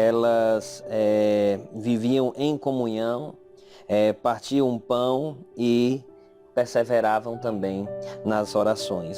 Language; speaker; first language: Portuguese; native; Portuguese